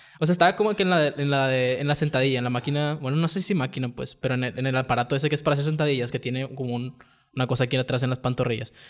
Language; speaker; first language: Spanish; native; Spanish